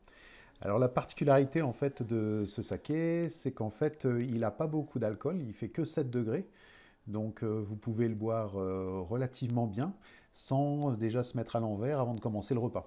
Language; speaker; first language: French; native; French